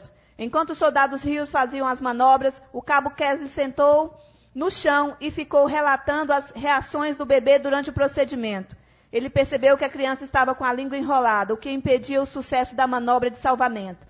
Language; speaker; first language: Portuguese; native; Portuguese